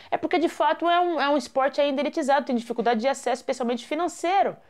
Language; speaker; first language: Portuguese; native; Portuguese